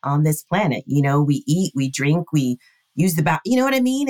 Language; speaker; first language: English; native; English